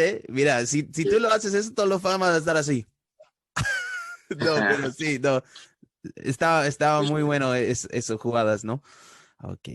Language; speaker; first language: Spanish; early bilingual, heritage; Spanish